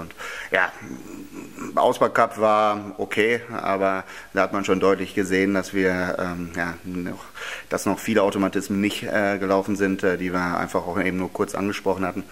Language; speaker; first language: German; native; German